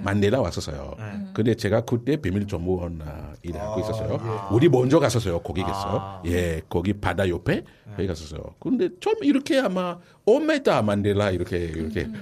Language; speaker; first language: Korean; non-native, learner; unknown